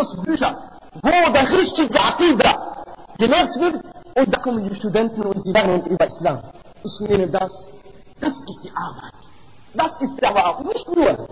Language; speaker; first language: German; non-native, fluent; Arabic